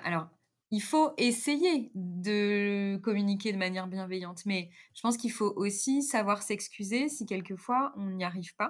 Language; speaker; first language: French; native; French